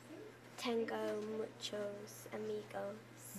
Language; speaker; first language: Spanish; non-native, learner; English